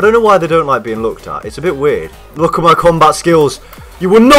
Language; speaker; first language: English; native; English